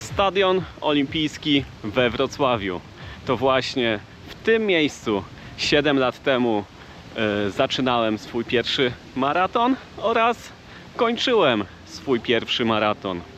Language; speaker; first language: Polish; native; Polish